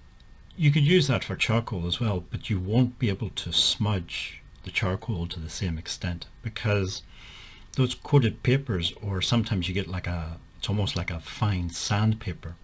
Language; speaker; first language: English; native; English